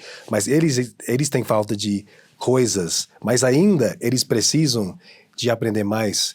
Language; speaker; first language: Portuguese; non-native, fluent; English